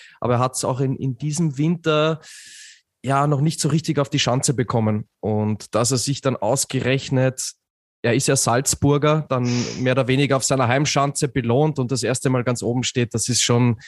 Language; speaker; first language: German; native; German